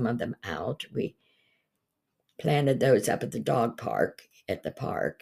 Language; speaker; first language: English; native; English